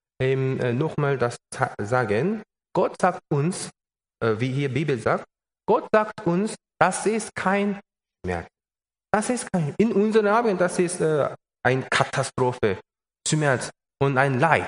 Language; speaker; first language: German; non-native, learner; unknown